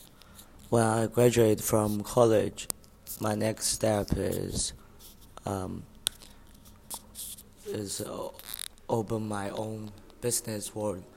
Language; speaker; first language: English; non-native, learner; Chinese